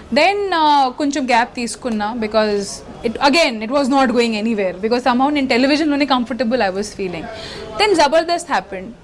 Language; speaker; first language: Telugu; non-native, local second language; Hindi